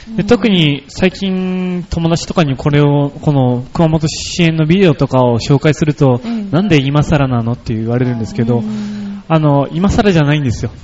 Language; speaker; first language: Japanese; early bilingual, other home language; Portuguese